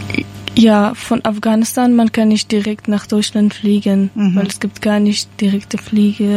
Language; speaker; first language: German; non-native, learner; Persian